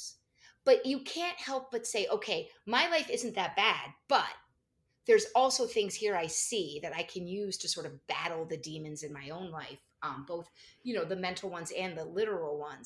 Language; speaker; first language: English; native; English